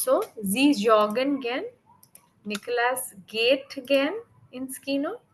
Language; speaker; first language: German; non-native, learner; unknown